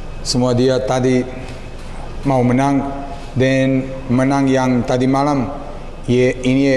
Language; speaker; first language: Indonesian; non-native, learner; Serbian